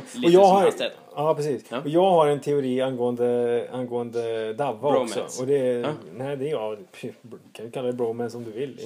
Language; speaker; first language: Swedish; native; Swedish